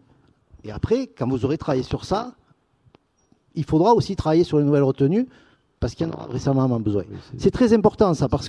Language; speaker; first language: French; native; French